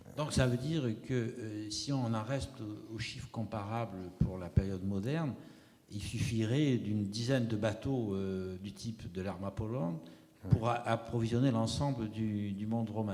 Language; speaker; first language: French; native; French